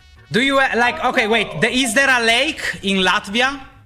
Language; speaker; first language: English; non-native, fluent; Italian